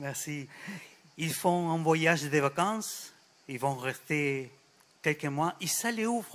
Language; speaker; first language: French; non-native, fluent; Spanish